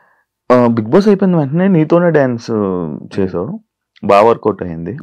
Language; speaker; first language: Telugu; native; Telugu